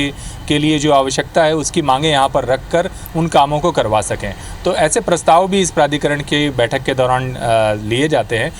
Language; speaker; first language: Hindi; native; Hindi